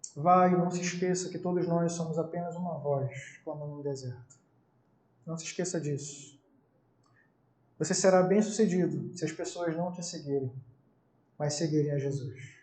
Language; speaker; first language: Portuguese; native; Portuguese